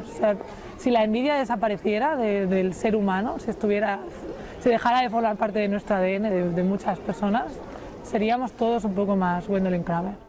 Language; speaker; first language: Spanish; native; Spanish